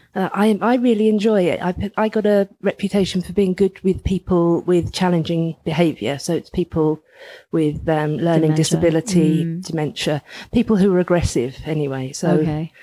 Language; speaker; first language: English; native; English